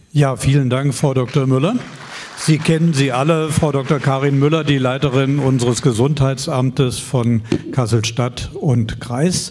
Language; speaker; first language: German; native; German